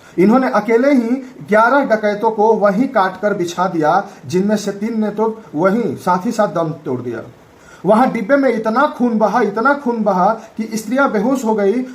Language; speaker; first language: Hindi; native; Hindi